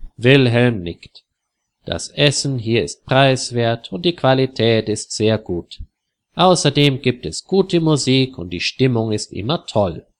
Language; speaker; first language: German; native; German